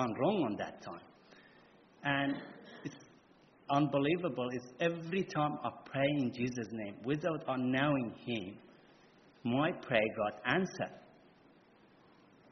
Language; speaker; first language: English; non-native, fluent; Persian